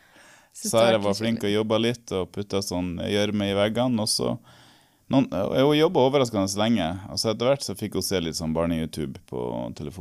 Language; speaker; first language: Norwegian; native; Norwegian